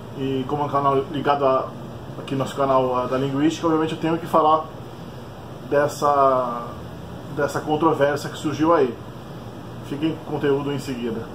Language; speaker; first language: Portuguese; native; Portuguese